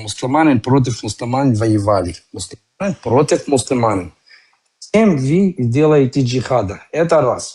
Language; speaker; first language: Russian; non-native, learner; Kurdish